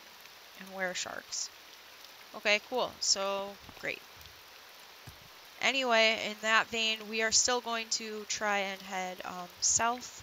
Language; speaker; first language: English; native; English